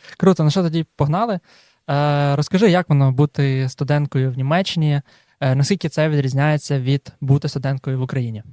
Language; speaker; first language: Ukrainian; native; Ukrainian